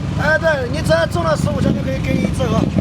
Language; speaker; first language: Chinese; native; Chinese